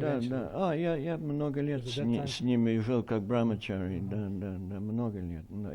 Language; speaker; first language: Russian; early bilingual, heritage; Russian